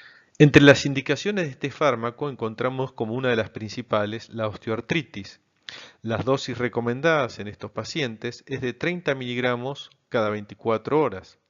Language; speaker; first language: Spanish; native; Spanish